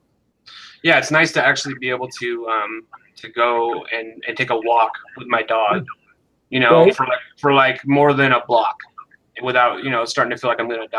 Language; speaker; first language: English; native; English